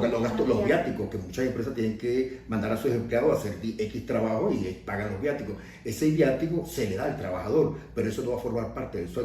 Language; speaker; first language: Spanish; native; Spanish